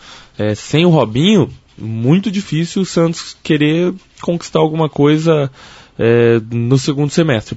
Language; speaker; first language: Portuguese; native; Portuguese